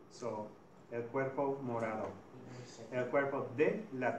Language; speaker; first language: Spanish; non-native, fluent; English